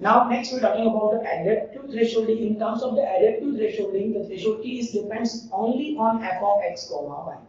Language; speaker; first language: English; non-native, local second language; Gujarati